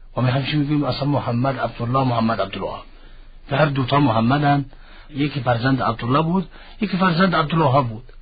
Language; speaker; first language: Persian; non-native, fluent; Arabic